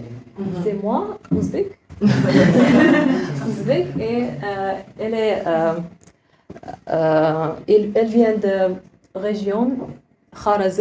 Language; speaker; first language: French; non-native, learner; Uzbek